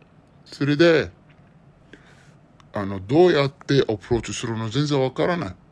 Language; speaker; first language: Japanese; non-native, learner; Arabic